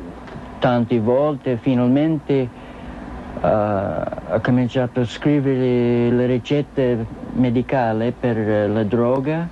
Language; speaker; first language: Italian; non-native, learner; English